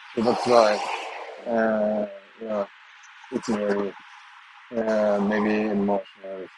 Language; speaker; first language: English; non-native, learner; Japanese